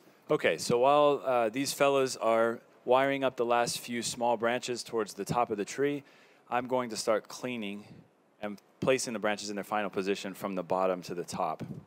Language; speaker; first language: English; native; English